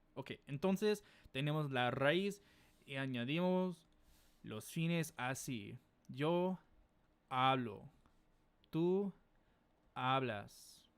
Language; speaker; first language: Spanish; non-native, fluent; English